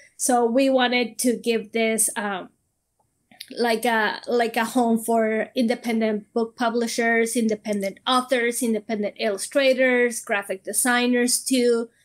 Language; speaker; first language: English; non-native, fluent; Spanish